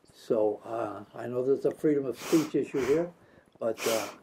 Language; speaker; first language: English; native; English